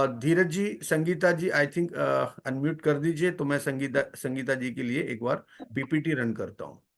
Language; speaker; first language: Hindi; native; Hindi